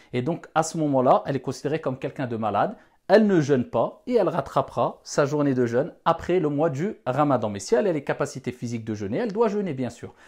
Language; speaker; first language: French; non-native, local second language; Wolof